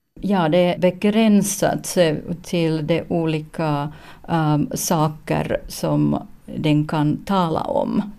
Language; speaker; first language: Swedish; non-native, learner; Finnish